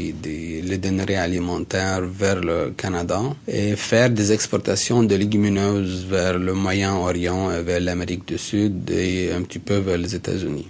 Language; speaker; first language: French; non-native, local second language; Arabic